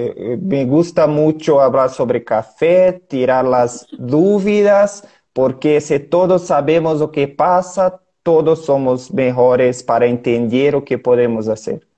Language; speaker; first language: Spanish; non-native, learner; Portuguese